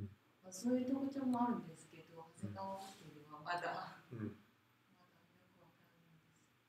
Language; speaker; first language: Japanese; non-native, fluent; Korean